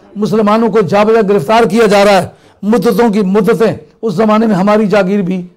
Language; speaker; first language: Urdu; non-native, local second language; Punjabi